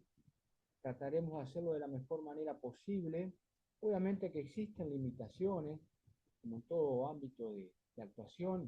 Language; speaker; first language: Spanish; native; Spanish